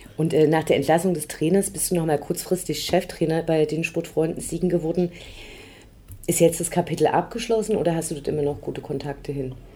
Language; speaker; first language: German; native; German